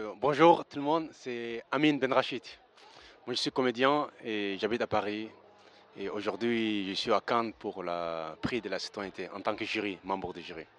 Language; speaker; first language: French; early bilingual, other home language; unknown